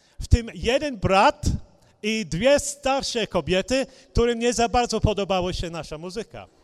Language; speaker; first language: Polish; non-native, fluent; English